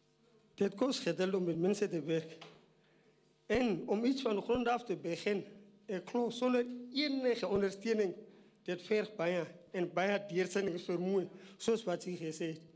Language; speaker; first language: Dutch; non-native, learner; Afrikaans